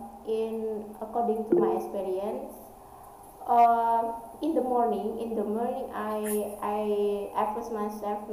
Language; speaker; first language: English; non-native, learner; Indonesian